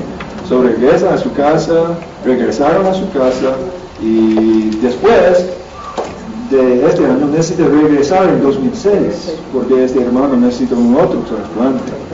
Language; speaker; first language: Spanish; non-native, learner; English